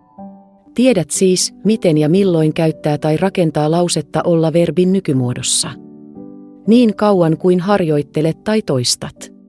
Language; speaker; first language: Finnish; non-native, fluent; Vietnamese